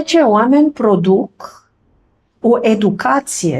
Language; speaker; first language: Romanian; non-native, fluent; German